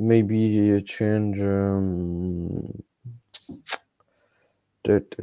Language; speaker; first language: English; non-native, learner; French